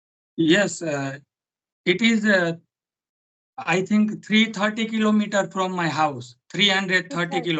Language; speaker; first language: English; non-native, learner; Gujarati